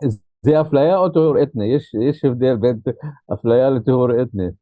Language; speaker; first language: Hebrew; non-native, local second language; Arabic